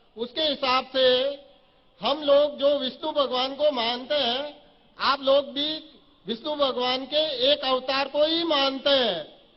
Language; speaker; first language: Hindi; native; Hindi